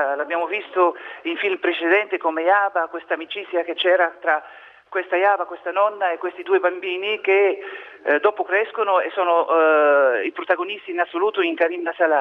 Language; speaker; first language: Italian; non-native, fluent; Arabic